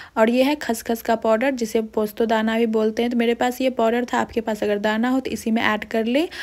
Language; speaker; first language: Hindi; native; Hindi